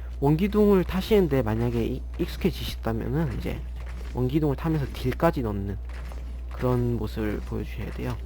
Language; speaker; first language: Korean; native; Korean